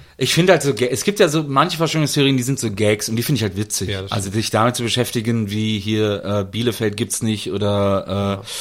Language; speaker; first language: German; native; German